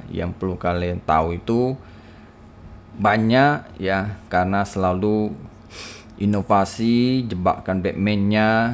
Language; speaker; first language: Indonesian; native; Indonesian